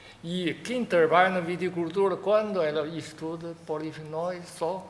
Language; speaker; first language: Portuguese; non-native, fluent; Chinese